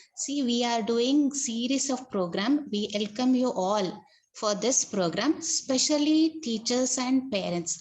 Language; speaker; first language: English; non-native, local second language; Kannada